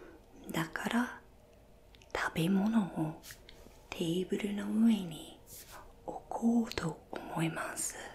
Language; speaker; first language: Japanese; non-native, fluent; English